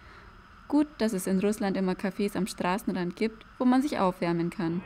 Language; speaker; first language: German; native; German